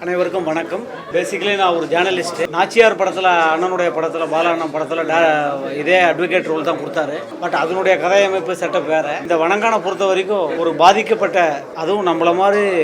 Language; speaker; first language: Tamil; native; Tamil